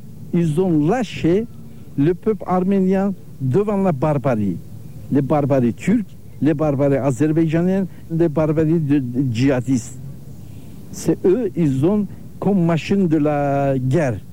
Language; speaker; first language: French; non-native, learner; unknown